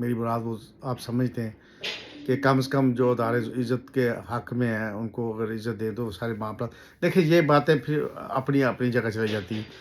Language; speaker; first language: Urdu; native; Urdu